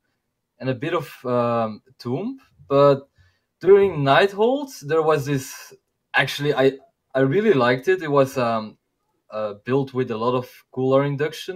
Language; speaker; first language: English; non-native, fluent; Dutch